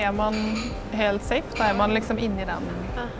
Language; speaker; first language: Norwegian; native; Norwegian